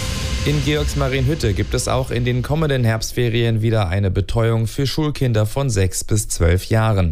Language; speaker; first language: German; native; German